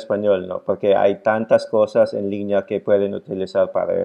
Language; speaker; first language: Spanish; non-native, fluent; Filipino